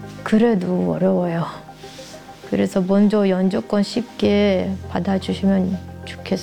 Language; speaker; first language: Korean; non-native, learner; Russian